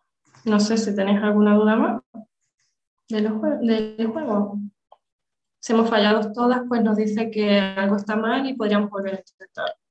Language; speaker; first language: Spanish; native; Spanish